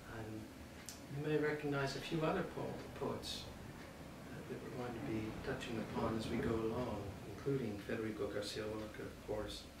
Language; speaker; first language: English; native; English